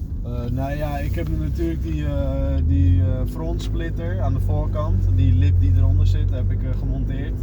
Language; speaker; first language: Dutch; native; Dutch